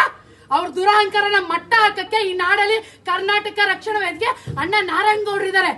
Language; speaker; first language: Kannada; native; Kannada